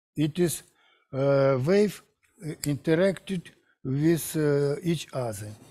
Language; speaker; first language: English; non-native, learner; Russian